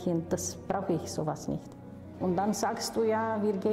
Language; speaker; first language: German; non-native, fluent; Romanian